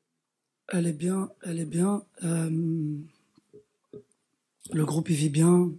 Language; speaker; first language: French; early bilingual, other home language; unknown